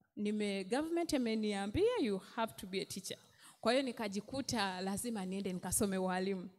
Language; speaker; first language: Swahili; native; Swahili